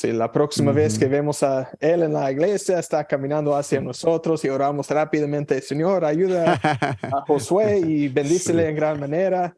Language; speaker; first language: Spanish; non-native, fluent; English